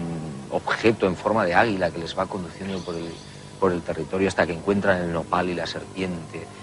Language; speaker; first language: Spanish; native; Spanish